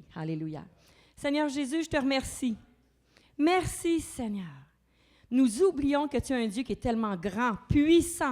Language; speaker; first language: French; native; French